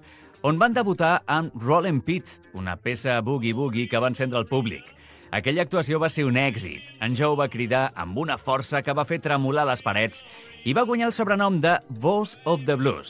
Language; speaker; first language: Catalan; native; Catalan